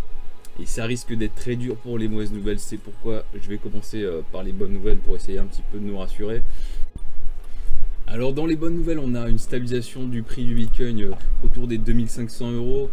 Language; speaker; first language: French; native; French